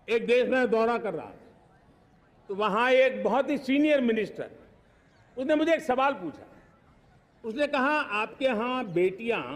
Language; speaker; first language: Hindi; non-native, local second language; Gujarati